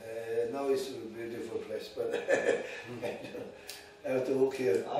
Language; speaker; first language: English; non-native, learner; Indonesian